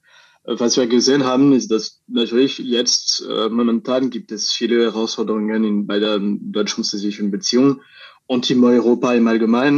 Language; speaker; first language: German; non-native, learner; French